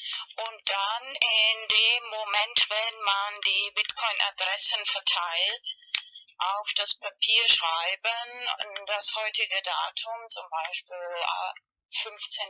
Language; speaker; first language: German; non-native, learner; Spanish